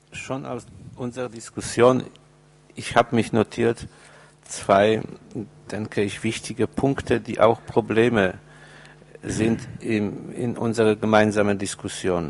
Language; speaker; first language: German; non-native, fluent; Polish